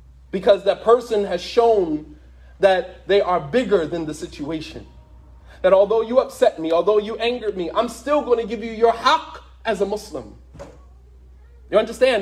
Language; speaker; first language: English; native; English